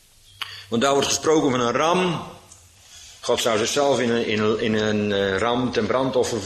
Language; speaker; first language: Dutch; native; Dutch